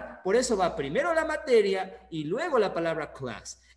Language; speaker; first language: Spanish; native; Spanish